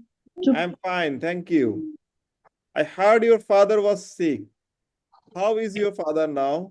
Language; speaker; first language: English; non-native, fluent; Bangla